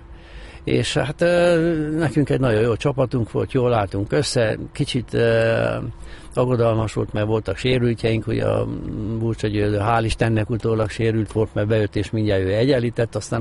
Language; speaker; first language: Hungarian; native; Hungarian